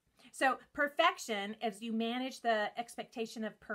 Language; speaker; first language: English; native; English